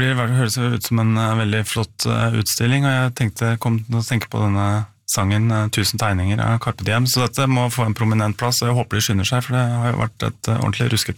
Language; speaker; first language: Norwegian; native; Norwegian